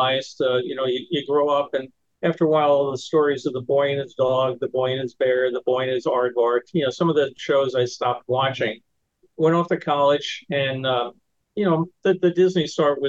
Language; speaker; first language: English; native; English